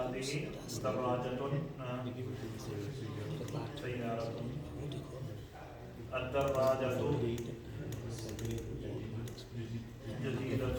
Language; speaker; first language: Arabic; non-native, fluent; Urdu